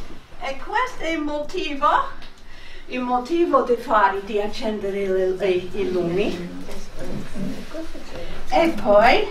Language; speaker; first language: Italian; non-native, fluent; English